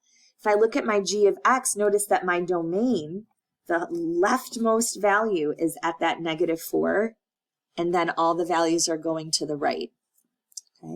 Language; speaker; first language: English; native; English